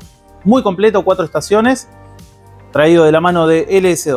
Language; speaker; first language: Spanish; native; Spanish